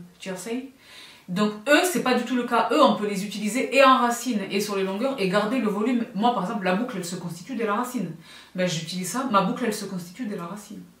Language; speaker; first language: French; native; French